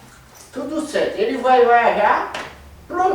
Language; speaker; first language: Portuguese; non-native, fluent; Haitian Creole